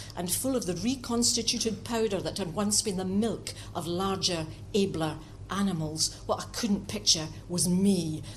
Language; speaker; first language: English; native; English